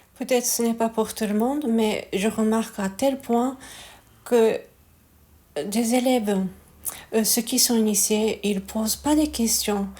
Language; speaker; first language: French; non-native, fluent; Japanese